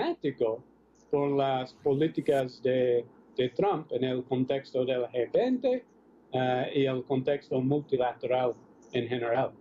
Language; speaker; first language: Spanish; non-native, fluent; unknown